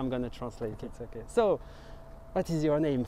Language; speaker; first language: English; non-native, learner; French